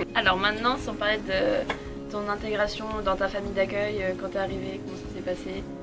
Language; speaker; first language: French; native; French